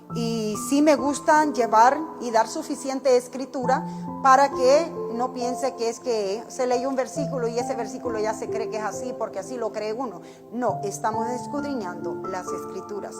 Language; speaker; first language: Spanish; native; Spanish